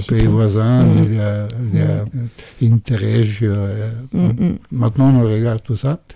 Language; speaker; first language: French; non-native, fluent; Croatian